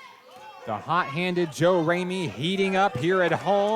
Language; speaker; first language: English; native; English